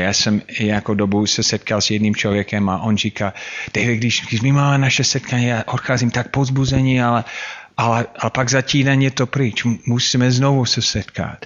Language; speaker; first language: Czech; non-native, fluent; English